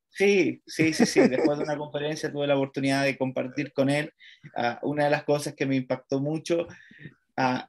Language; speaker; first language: Spanish; native; Spanish